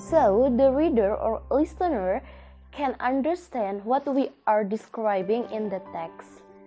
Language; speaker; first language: English; non-native, fluent; Indonesian